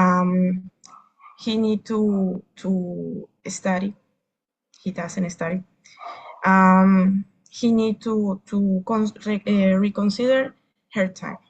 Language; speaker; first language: English; non-native, learner; Spanish